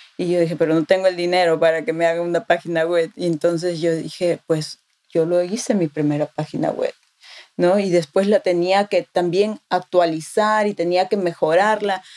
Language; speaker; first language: Spanish; native; Spanish